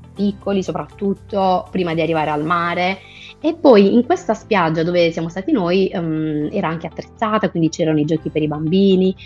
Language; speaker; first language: Italian; native; Italian